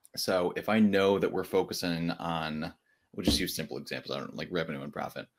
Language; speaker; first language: English; native; English